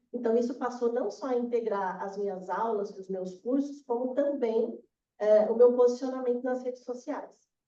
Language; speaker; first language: Portuguese; native; Portuguese